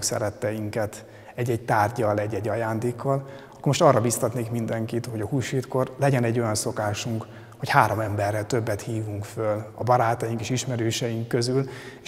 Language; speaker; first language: Hungarian; native; Hungarian